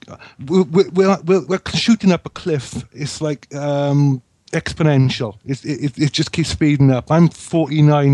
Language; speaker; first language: English; native; English